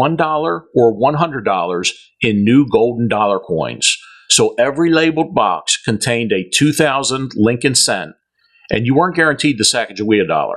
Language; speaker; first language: English; native; English